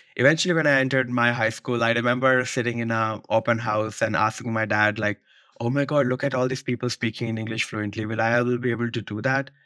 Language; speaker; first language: English; non-native, local second language; Urdu